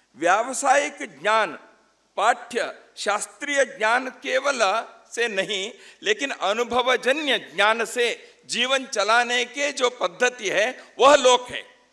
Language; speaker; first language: Hindi; non-native, local second language; Kannada